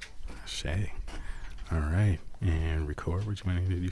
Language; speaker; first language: English; native; English